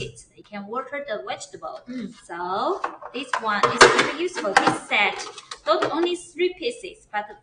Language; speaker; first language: English; non-native, learner; Chinese